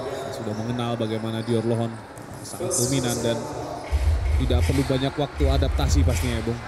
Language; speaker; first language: Indonesian; native; Indonesian